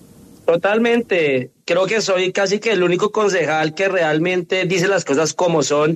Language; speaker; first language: Spanish; native; Spanish